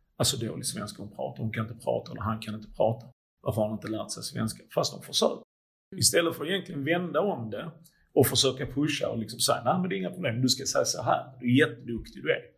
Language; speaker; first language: Swedish; early bilingual, other home language; Croatian